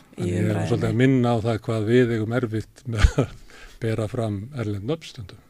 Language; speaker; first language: Icelandic; native; Icelandic